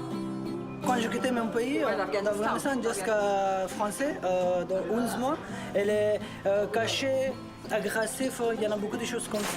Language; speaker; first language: French; non-native, learner; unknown